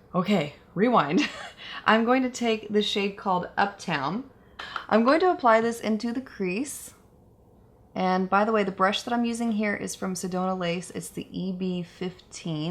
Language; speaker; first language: English; native; English